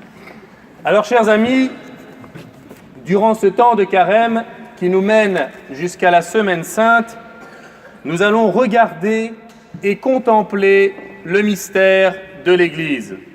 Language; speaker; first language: French; native; French